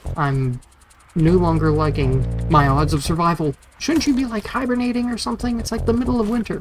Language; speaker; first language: English; native; English